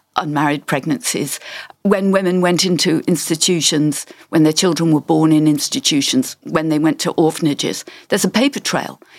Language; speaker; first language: English; native; English